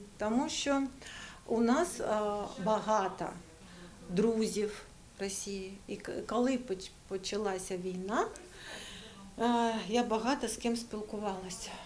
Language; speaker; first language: Ukrainian; non-native, learner; Russian